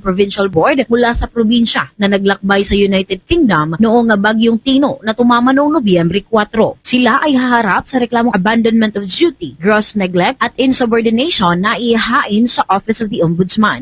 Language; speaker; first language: Filipino; non-native, local second language; Cebuano